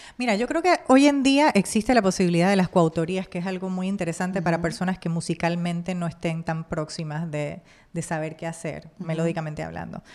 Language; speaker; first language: Spanish; native; Spanish